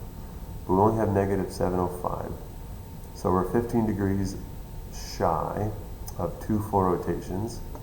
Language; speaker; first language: English; native; English